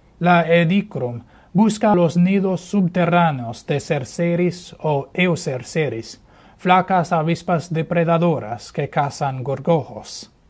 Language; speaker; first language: Spanish; non-native, fluent; English